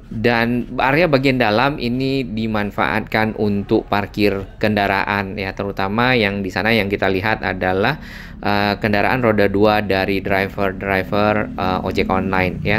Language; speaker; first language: Indonesian; native; Indonesian